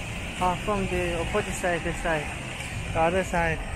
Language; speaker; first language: English; non-native, learner; Korean